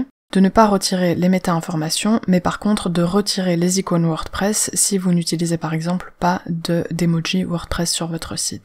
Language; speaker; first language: French; native; French